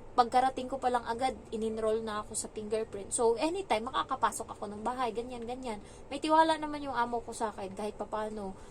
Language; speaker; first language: Filipino; native; Filipino